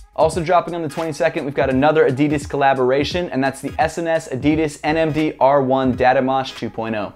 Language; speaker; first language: English; native; English